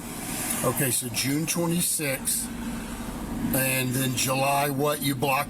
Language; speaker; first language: English; native; English